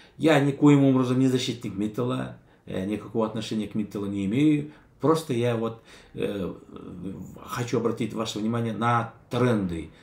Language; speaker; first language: Russian; non-native, local second language; Kazakh